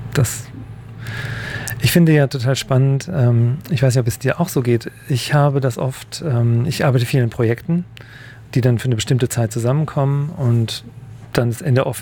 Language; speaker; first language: German; native; German